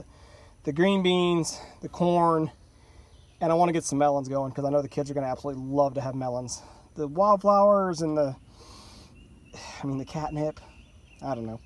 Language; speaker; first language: English; native; English